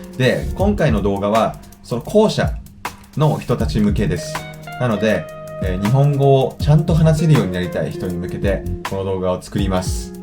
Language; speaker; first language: Japanese; native; Japanese